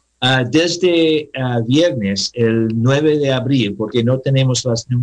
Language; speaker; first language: Spanish; non-native, learner; English